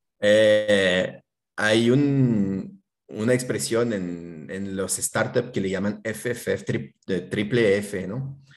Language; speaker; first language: Spanish; non-native, fluent; French